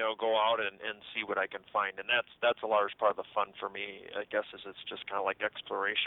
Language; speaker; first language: English; native; English